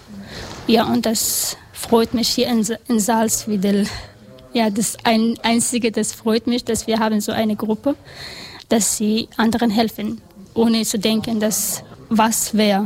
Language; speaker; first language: German; non-native, learner; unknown